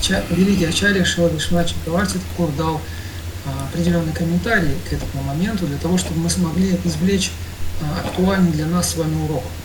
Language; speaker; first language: Russian; native; Russian